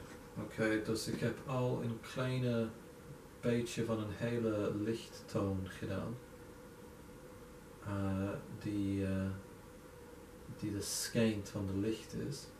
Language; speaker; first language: Dutch; non-native, fluent; English